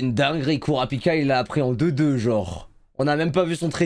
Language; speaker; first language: French; native; French